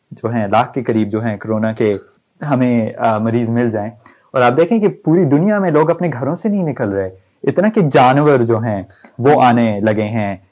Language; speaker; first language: Urdu; native; Urdu